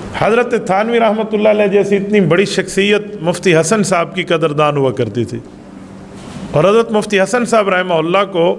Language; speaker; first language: Urdu; native; Urdu